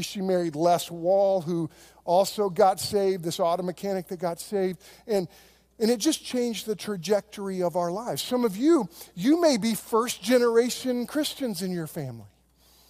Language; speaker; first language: English; native; English